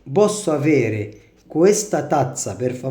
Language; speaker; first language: Italian; non-native, fluent; Arabic